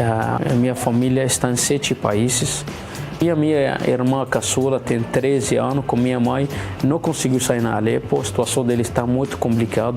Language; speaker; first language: Portuguese; non-native, learner; Arabic